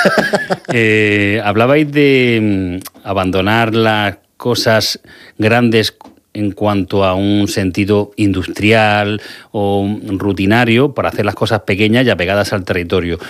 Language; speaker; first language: Spanish; native; Spanish